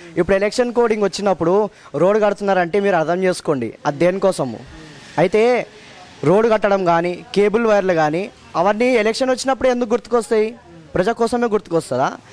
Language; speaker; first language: Telugu; native; Telugu